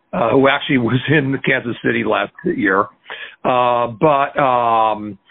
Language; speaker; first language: English; native; English